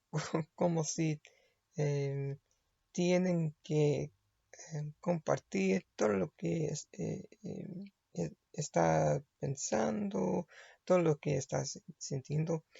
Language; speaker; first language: Spanish; non-native, learner; English